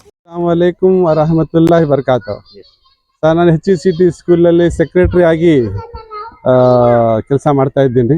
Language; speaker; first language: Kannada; non-native, local second language; Urdu